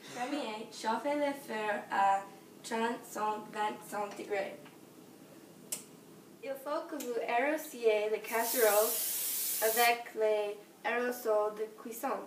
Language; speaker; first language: French; non-native, learner; English